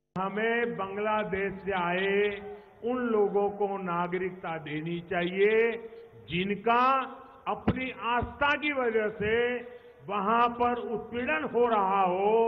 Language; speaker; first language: Hindi; non-native, local second language; Gujarati